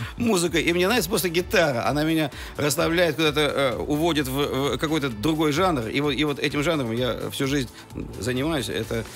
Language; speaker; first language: Russian; native; Russian